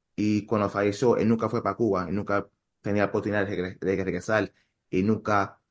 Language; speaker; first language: Spanish; early bilingual, heritage; Spanish